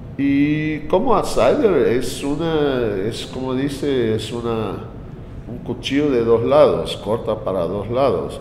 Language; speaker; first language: Spanish; non-native, fluent; English